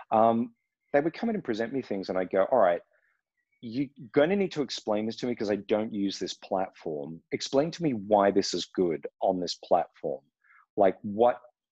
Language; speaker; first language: English; native; English